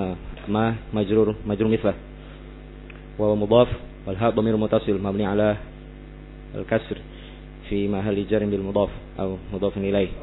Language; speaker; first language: Arabic; non-native, learner; Indonesian